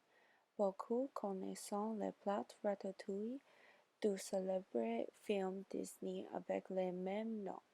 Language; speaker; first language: French; non-native, learner; English